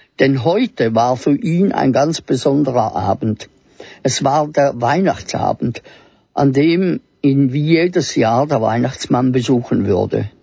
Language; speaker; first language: German; native; German